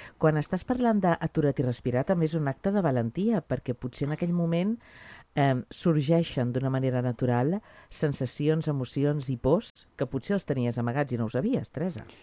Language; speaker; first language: Catalan; native; Catalan